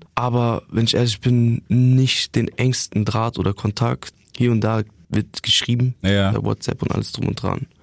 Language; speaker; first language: German; native; German